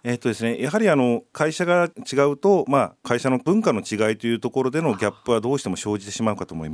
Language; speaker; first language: Japanese; native; Japanese